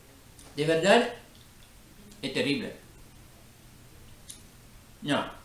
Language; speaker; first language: Spanish; non-native, learner; French